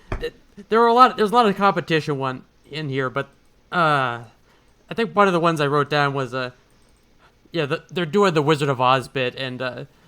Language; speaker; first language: English; native; English